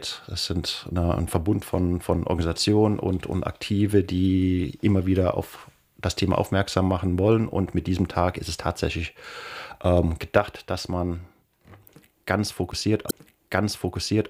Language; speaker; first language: German; native; German